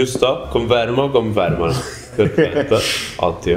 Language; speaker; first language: Italian; native; Italian